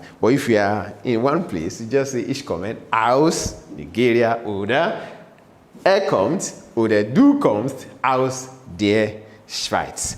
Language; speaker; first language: German; non-native, fluent; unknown